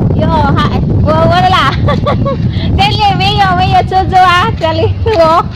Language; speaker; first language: Chinese; non-native, learner; Filipino